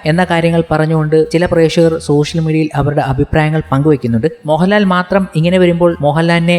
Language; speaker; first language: Malayalam; native; Malayalam